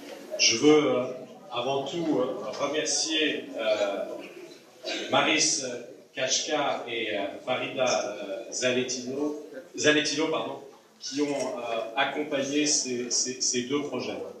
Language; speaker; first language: French; native; French